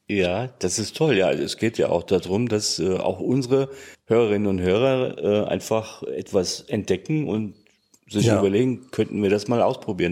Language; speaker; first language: German; native; German